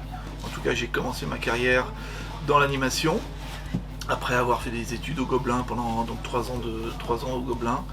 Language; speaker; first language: French; native; French